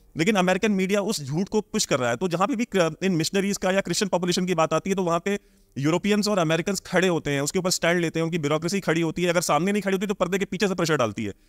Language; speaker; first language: Hindi; native; Hindi